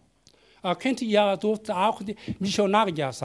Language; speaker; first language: German; non-native, learner; Korean